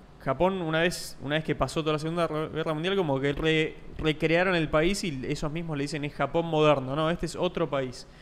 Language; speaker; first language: Spanish; native; Spanish